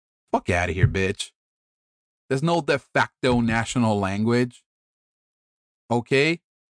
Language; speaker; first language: English; early bilingual, other home language; Spanish